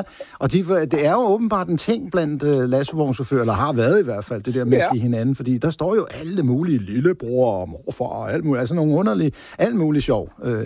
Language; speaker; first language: Danish; native; Danish